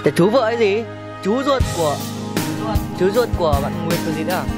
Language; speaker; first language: Vietnamese; native; Vietnamese